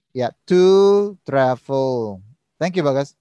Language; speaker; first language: English; non-native, learner; Indonesian